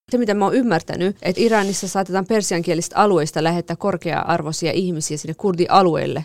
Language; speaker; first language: Finnish; early bilingual, other home language; Kurdish